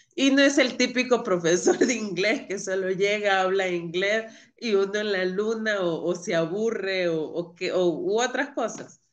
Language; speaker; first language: Spanish; native; Spanish